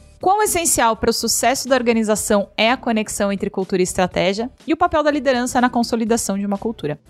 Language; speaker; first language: Portuguese; native; Portuguese